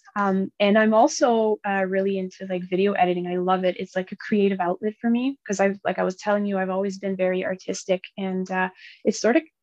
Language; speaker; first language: English; native; English